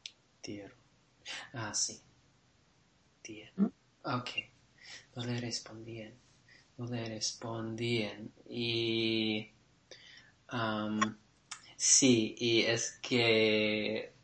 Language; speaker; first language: Spanish; non-native, learner; English